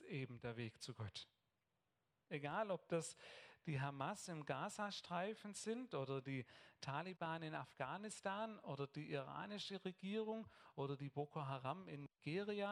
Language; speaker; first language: German; native; German